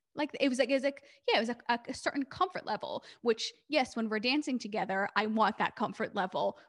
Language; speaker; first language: English; early bilingual, other home language; Hebrew